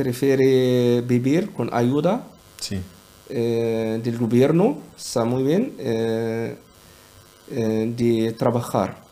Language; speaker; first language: Spanish; non-native, learner; Arabic